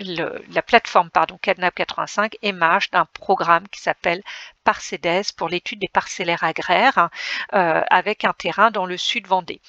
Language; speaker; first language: French; native; French